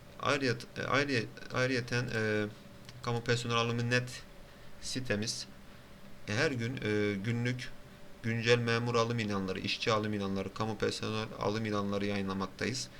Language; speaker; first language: Turkish; native; Turkish